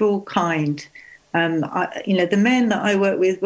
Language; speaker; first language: English; native; English